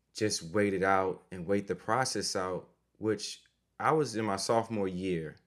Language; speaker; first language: English; native; English